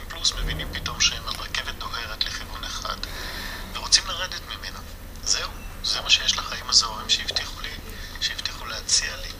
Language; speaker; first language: Hebrew; native; Hebrew